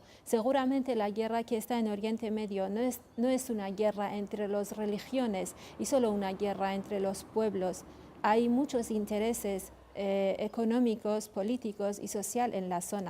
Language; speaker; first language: Spanish; non-native, fluent; Kurdish